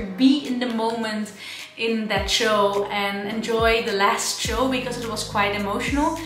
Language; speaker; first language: English; non-native, fluent; Dutch